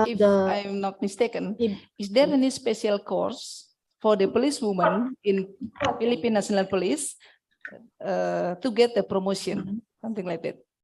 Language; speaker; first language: English; non-native, fluent; Indonesian